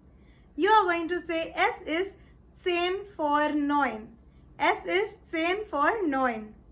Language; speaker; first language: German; non-native, fluent; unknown